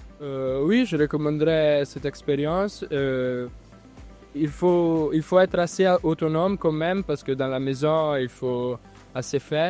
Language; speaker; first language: French; non-native, fluent; Italian